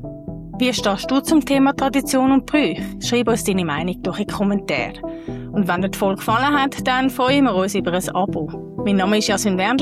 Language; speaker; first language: German; native; German